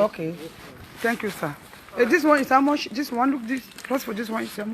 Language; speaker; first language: English; non-native, learner; French